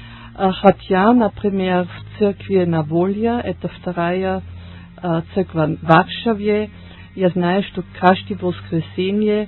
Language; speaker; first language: Russian; non-native, learner; German